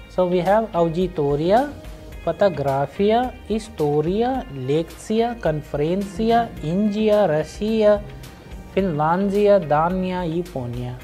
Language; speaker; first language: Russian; non-native, fluent; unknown